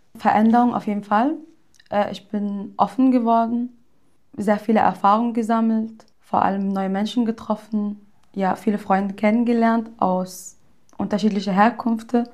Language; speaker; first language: German; early bilingual, other home language; Arabic